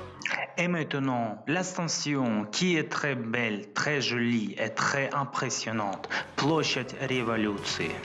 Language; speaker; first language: French; non-native, fluent; Russian